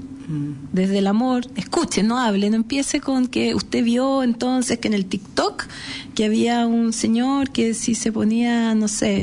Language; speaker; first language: Spanish; native; Spanish